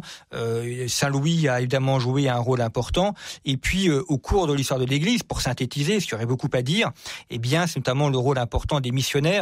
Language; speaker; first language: French; native; French